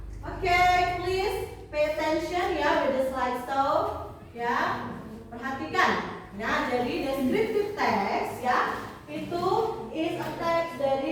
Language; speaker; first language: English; non-native, learner; Indonesian